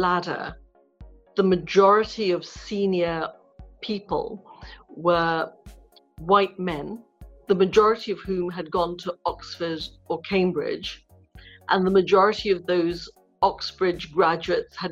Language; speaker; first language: English; native; English